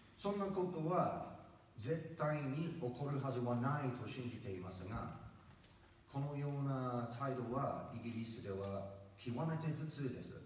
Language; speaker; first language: Japanese; non-native, fluent; English